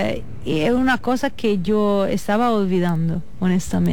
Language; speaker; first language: Spanish; non-native, fluent; Italian